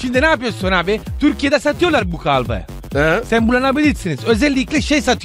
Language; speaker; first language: Turkish; non-native, learner; Italian